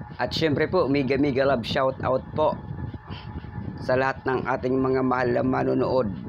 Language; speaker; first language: Filipino; non-native, local second language; Bikol